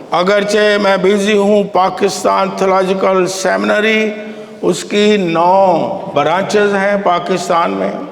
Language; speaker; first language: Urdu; non-native, local second language; Punjabi